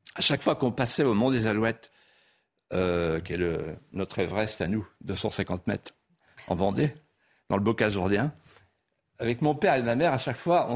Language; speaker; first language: French; non-native, local second language; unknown